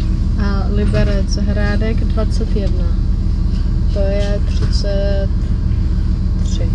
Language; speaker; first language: Polish; non-native, learner; Czech